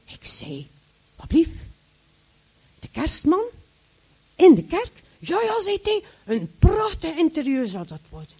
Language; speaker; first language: Dutch; native; Dutch